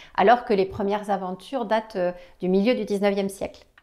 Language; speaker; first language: French; native; French